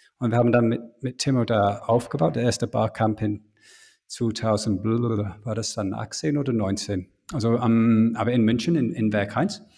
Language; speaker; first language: German; non-native, fluent; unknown